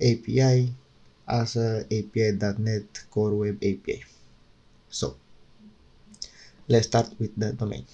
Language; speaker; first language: English; non-native, fluent; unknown